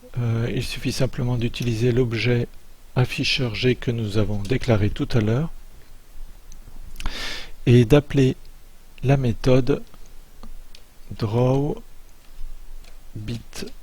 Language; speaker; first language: French; native; French